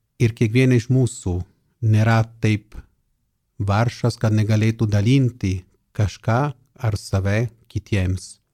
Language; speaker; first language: Lithuanian; non-native, fluent; Italian